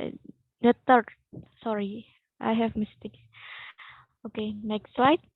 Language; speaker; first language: English; non-native, learner; Indonesian